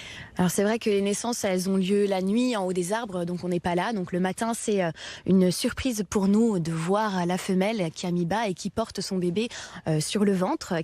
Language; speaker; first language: French; native; French